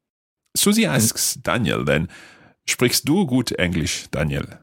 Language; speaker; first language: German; non-native, learner; English